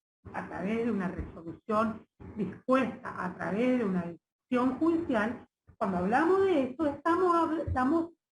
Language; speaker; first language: Spanish; native; Spanish